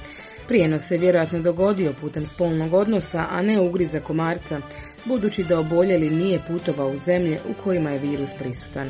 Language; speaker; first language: Croatian; native; Croatian